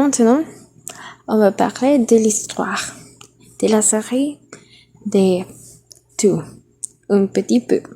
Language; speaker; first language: French; non-native, learner; Spanish